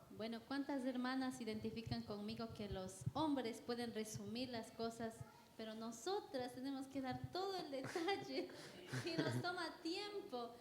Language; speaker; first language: Spanish; native; Spanish